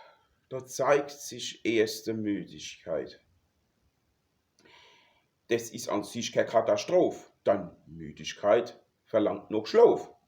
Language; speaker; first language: German; native; German